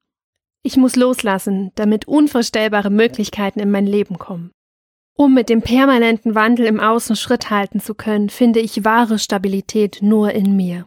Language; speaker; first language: German; native; German